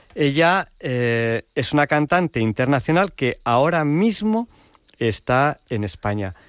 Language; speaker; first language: Spanish; native; Spanish